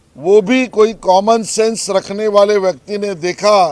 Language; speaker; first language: Hindi; non-native, local second language; Marathi